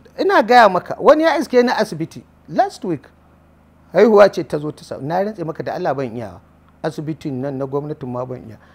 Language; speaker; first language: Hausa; native; Hausa